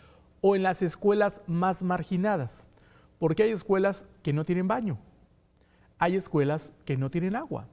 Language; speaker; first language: Spanish; native; Spanish